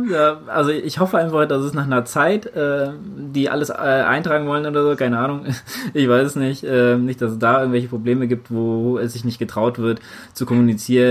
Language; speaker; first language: German; native; German